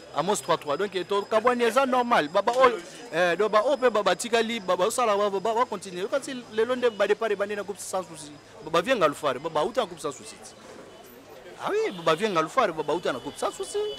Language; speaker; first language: Lingala; native; Lingala